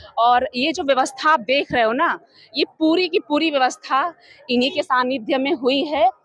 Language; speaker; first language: Hindi; native; Hindi